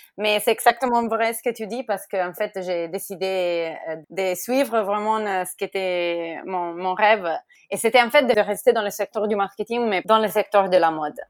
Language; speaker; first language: French; non-native, fluent; Italian